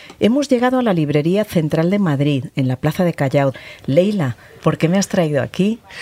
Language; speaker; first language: Spanish; native; Spanish